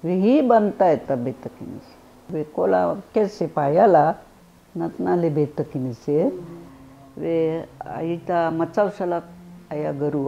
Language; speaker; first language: Hebrew; non-native, fluent; Marathi